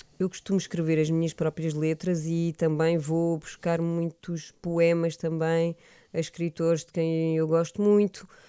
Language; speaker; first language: Portuguese; early bilingual, heritage; Portuguese